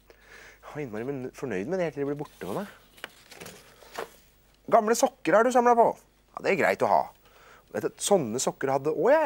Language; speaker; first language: Norwegian; native; Norwegian